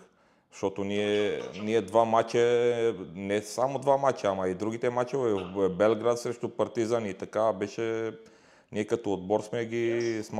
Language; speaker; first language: Bulgarian; non-native, fluent; Romanian